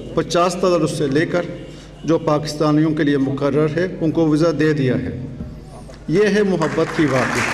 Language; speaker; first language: Urdu; non-native, fluent; Turkish